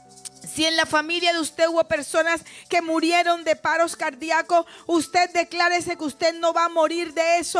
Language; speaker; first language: Spanish; native; Spanish